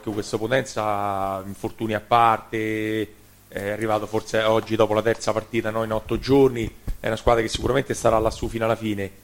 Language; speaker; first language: Italian; native; Italian